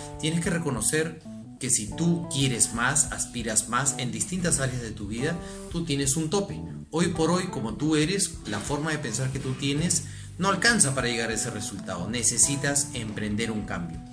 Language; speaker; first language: Spanish; native; Spanish